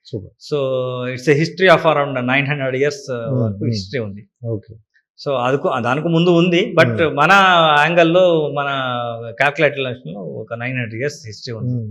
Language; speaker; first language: Telugu; non-native, learner; Kannada